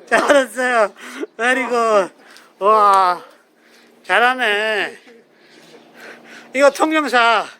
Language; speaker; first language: Korean; non-native, learner; Urdu